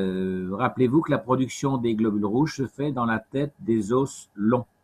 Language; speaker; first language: French; native; French